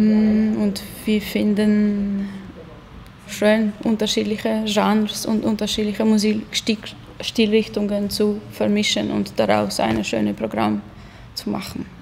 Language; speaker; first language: German; non-native, fluent; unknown